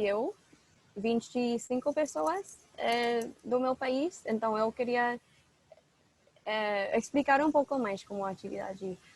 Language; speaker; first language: Portuguese; non-native, fluent; English